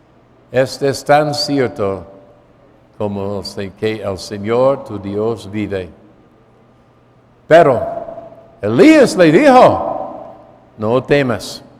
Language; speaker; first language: Spanish; non-native, fluent; English